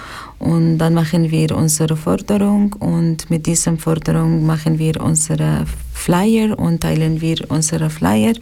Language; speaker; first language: German; non-native, learner; Arabic